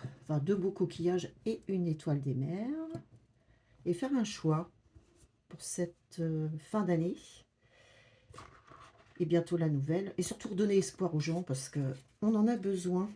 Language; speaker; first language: French; native; French